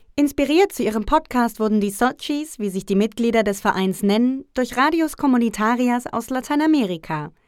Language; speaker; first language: German; native; German